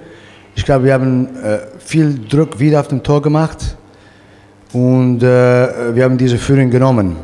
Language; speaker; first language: German; non-native, fluent; Italian